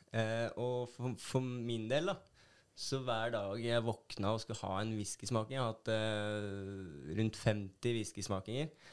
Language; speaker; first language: Norwegian; native; Norwegian